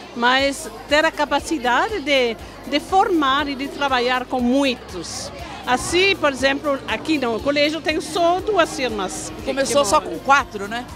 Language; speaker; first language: Portuguese; non-native, fluent; French